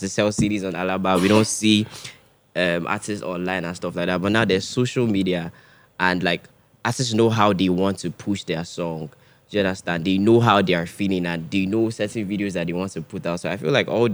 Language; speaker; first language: English; non-native, local second language; Igbo